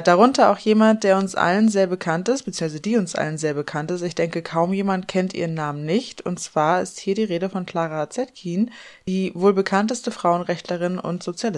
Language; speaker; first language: German; native; German